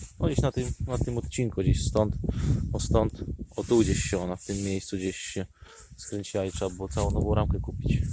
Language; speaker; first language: Polish; native; Polish